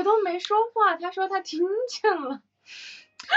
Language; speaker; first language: Chinese; native; Chinese